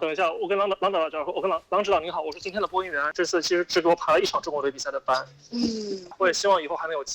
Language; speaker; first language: Chinese; native; Chinese